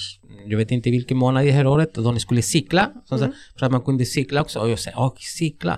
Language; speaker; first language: Swedish; non-native, fluent; Spanish